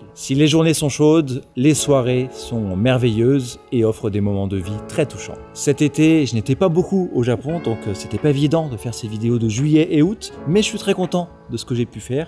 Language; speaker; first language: French; native; French